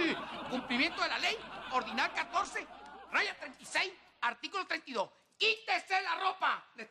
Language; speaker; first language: Spanish; native; Spanish